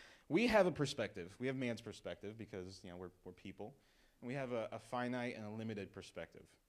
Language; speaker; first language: English; native; English